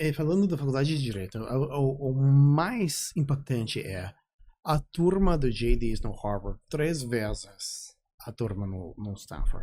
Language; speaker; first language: Portuguese; non-native, fluent; English